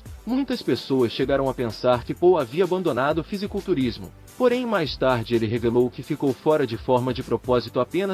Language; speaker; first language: Portuguese; native; Portuguese